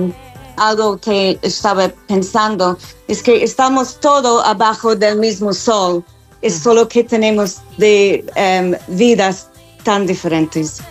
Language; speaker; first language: Spanish; non-native, fluent; English